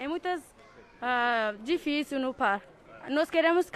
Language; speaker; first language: Portuguese; non-native, learner; Arabic